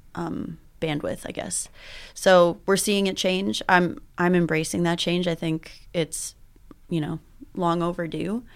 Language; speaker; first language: English; early bilingual, other home language; Spanish